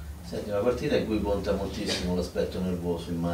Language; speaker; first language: Italian; native; Italian